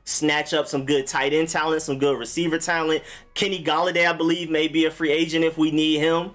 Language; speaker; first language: English; native; English